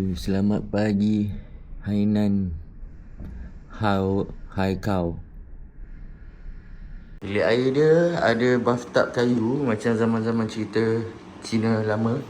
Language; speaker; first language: Malay; native; Malay